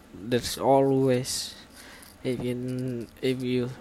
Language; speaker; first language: English; non-native, learner; Indonesian